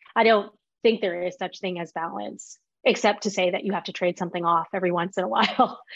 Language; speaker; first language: English; native; English